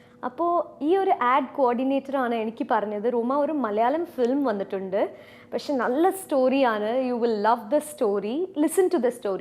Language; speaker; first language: Malayalam; non-native, fluent; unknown